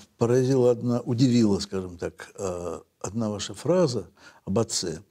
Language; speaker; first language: Russian; native; Russian